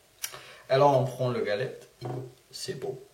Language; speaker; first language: French; non-native, learner; Danish